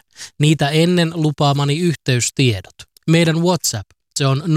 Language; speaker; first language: Finnish; native; Finnish